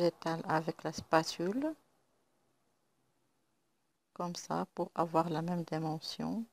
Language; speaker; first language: French; non-native, local second language; Arabic